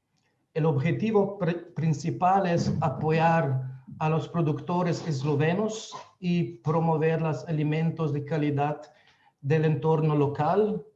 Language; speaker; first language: Spanish; non-native, fluent; Slovenian